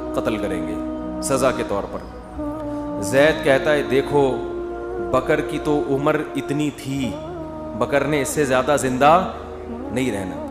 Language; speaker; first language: Urdu; native; Urdu